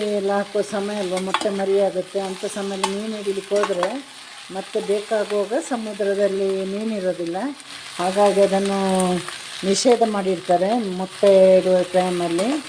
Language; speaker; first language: Kannada; non-native, local second language; Malayalam